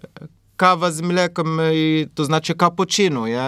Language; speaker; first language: Polish; non-native, learner; Arabic